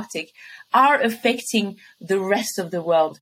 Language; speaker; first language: English; non-native, fluent; French